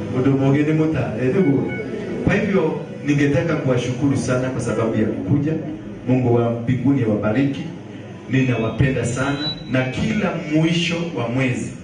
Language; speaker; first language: Swahili; non-native, local second language; Kikuyu